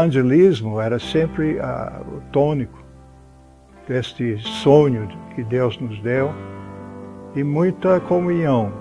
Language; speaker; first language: Portuguese; non-native, fluent; English